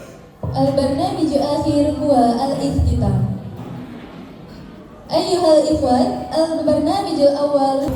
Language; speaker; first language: Arabic; non-native, learner; Indonesian